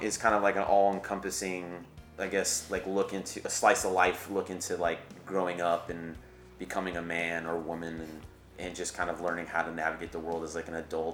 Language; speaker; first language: English; native; English